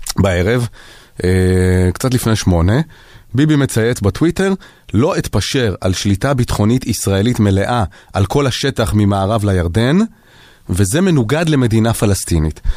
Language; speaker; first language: Hebrew; native; Hebrew